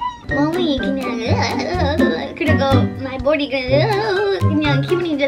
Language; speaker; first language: Korean; non-native, fluent; English